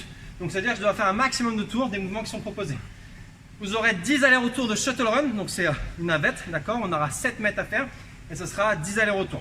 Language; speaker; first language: French; native; French